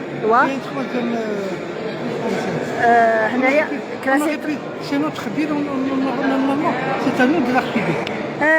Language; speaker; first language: French; non-native, local second language; Arabic